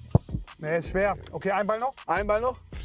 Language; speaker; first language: German; native; German